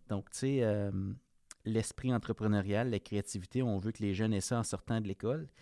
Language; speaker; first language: French; native; French